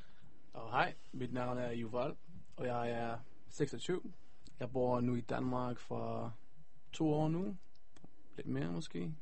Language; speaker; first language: Danish; non-native, fluent; Hebrew